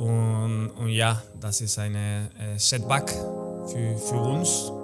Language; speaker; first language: German; non-native, learner; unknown